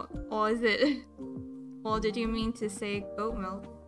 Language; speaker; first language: English; non-native, local second language; Cantonese